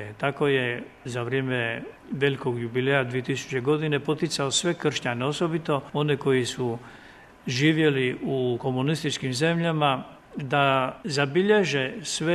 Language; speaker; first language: Croatian; native; Croatian